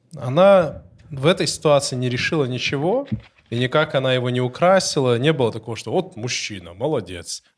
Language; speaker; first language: Russian; non-native, local second language; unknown